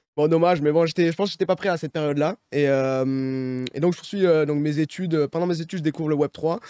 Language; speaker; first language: French; native; French